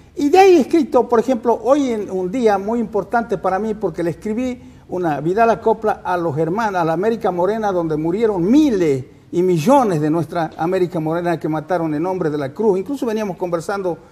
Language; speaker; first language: Spanish; native; Spanish